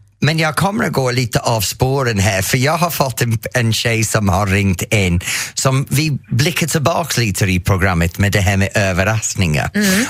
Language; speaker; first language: Swedish; non-native, fluent; English